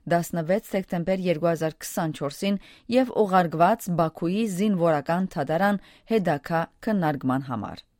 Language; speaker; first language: Armenian; early bilingual, heritage; Armenian